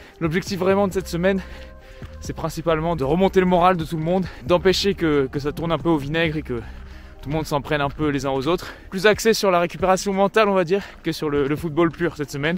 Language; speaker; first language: French; native; French